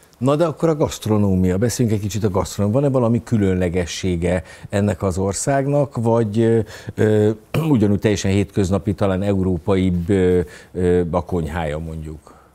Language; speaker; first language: Hungarian; native; Hungarian